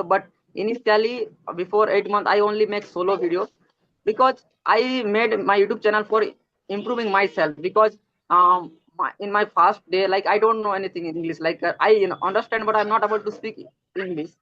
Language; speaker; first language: English; non-native, learner; Odia